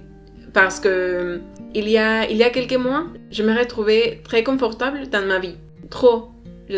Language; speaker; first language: French; non-native, learner; Spanish